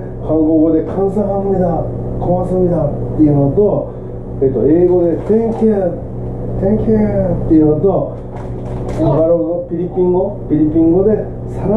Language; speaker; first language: Japanese; native; Japanese